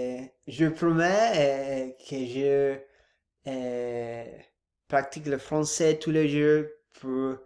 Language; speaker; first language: French; non-native, learner; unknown